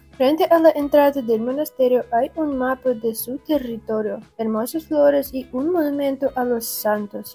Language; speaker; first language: Spanish; non-native, fluent; Russian